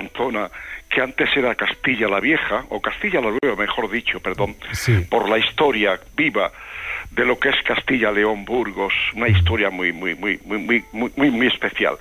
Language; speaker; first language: Spanish; native; Spanish